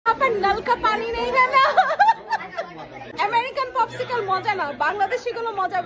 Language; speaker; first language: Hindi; non-native, learner; Bangla